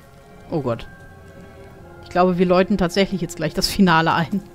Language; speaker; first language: German; native; German